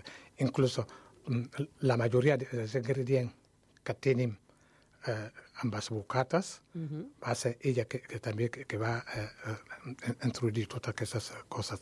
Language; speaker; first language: Catalan; non-native, learner; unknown